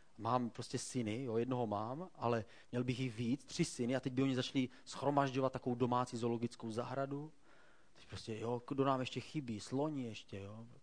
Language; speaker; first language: Czech; native; Czech